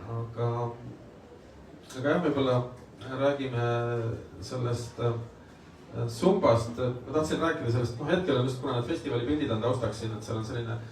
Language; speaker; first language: Estonian; native; Estonian